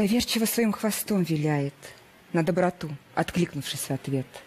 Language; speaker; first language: Russian; native; Russian